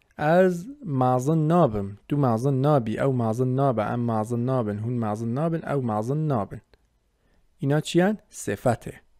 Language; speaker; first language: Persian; non-native, local second language; Kurdish